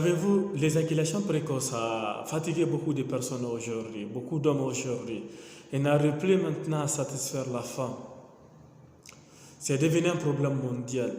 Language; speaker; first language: French; non-native, local second language; Mandingo